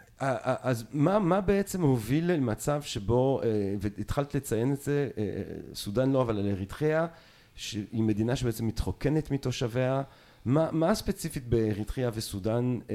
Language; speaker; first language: Hebrew; early bilingual, other home language; French